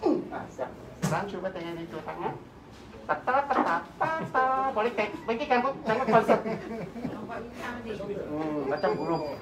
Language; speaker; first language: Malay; non-native, local second language; Cantonese